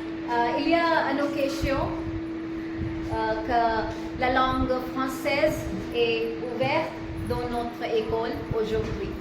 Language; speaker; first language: French; non-native, learner; Hindi